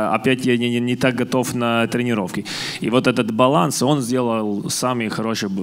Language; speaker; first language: Russian; non-native, fluent; Latvian